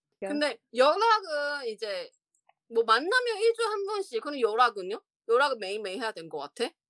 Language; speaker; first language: Korean; non-native, learner; Chinese